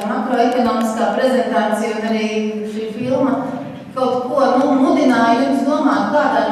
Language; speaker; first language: Latvian; native; Latvian